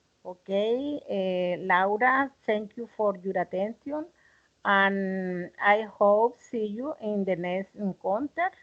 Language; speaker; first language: English; non-native, learner; Spanish